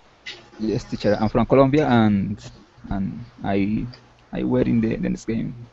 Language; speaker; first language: English; non-native, learner; Spanish